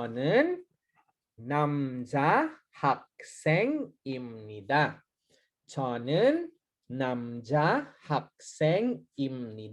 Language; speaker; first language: Korean; non-native, learner; Hiligaynon